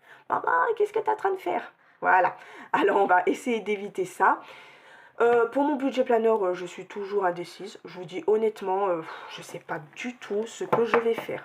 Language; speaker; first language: French; native; French